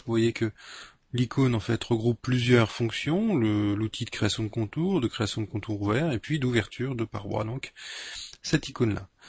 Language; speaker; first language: French; native; French